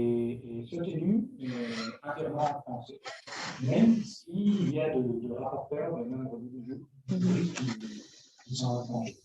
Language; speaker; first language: French; non-native, fluent; Spanish